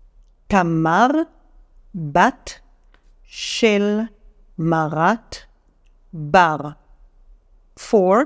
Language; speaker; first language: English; non-native, fluent; Hebrew